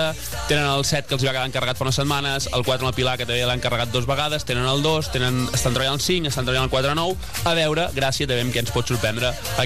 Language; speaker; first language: Catalan; native; Catalan